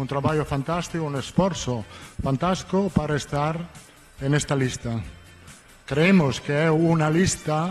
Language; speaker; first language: Portuguese; non-native, learner; Italian